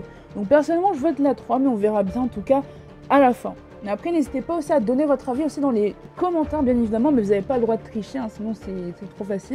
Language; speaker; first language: French; native; French